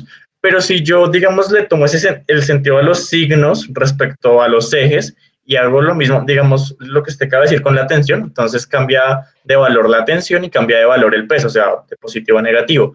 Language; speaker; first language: Spanish; native; Spanish